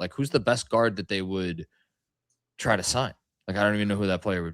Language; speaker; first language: English; native; English